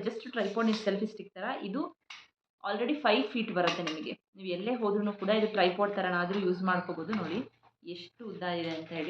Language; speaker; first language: Kannada; native; Kannada